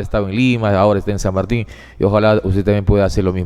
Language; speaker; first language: Spanish; native; Spanish